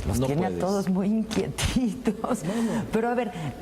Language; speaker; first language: Spanish; native; Spanish